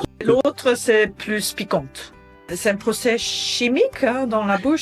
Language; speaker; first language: French; non-native, fluent; German